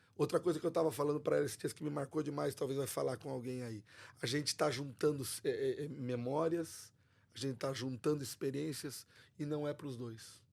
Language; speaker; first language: Portuguese; native; Portuguese